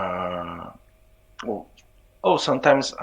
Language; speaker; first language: English; non-native, learner; Portuguese